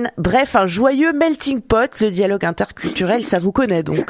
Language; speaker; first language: French; native; French